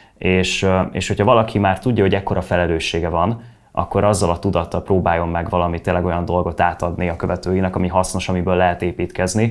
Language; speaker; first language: Hungarian; native; Hungarian